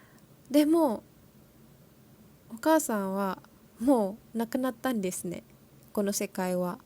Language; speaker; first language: Japanese; non-native, learner; Malay